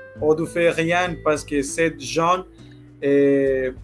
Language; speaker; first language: French; non-native, learner; Spanish